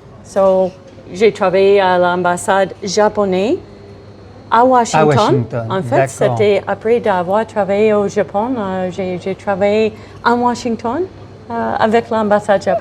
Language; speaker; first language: French; non-native, fluent; English